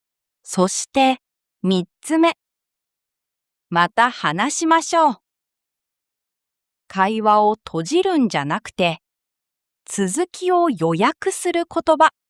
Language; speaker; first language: Japanese; non-native, fluent; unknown